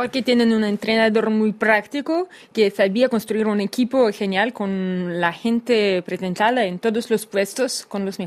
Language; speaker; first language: Spanish; non-native, fluent; Russian